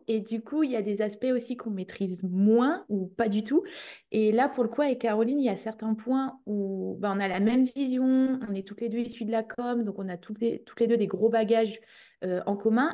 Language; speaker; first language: French; native; French